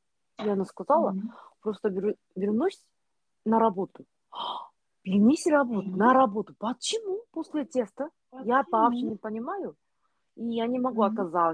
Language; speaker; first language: Russian; non-native, learner; Korean